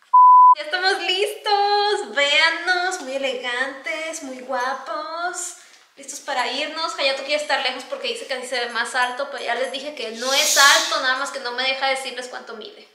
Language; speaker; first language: Spanish; native; Spanish